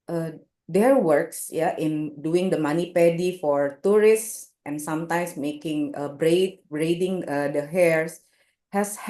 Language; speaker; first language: English; non-native, local second language; Indonesian